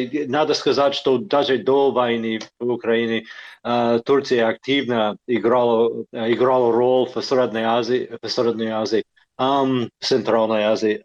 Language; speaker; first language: Russian; non-native, fluent; English